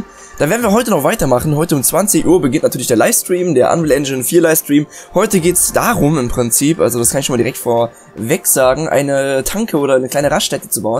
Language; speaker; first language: German; native; German